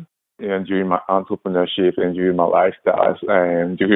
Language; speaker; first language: English; non-native, local second language; French